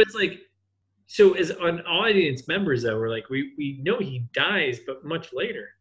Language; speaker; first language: English; native; English